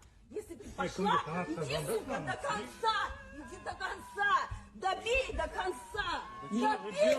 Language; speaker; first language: Russian; native; Russian